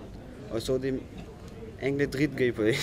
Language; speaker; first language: Norwegian; non-native, learner; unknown